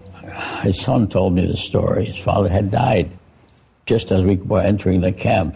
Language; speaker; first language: English; early bilingual, other home language; Yiddish